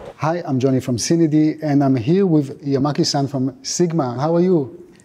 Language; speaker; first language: English; non-native, fluent; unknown